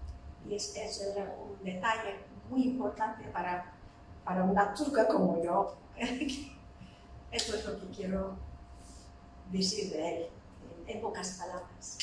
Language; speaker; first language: Spanish; non-native, fluent; Turkish